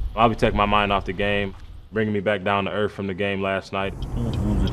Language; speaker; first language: English; native; English